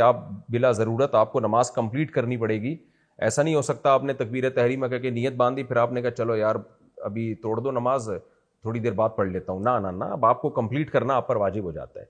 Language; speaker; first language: Urdu; native; Urdu